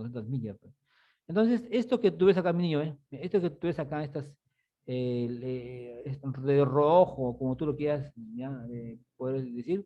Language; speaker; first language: Spanish; native; Spanish